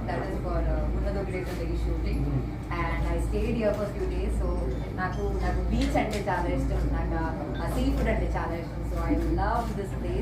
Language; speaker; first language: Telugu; non-native, fluent; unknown